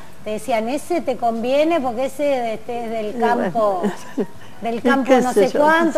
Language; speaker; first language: Spanish; native; Spanish